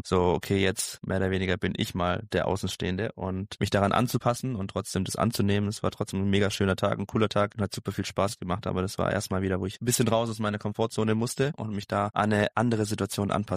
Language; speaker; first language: German; native; German